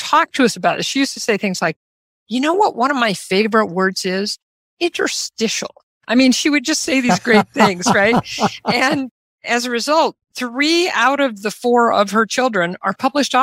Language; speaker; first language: English; native; English